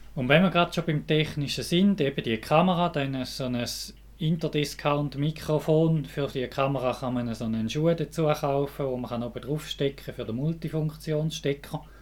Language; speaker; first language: German; native; German